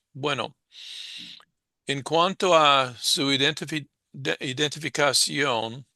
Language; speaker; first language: Spanish; non-native, fluent; English